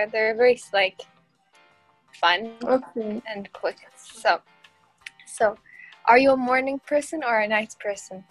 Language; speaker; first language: English; non-native, fluent; Arabic